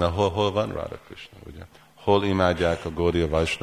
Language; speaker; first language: Hungarian; early bilingual, heritage; Hungarian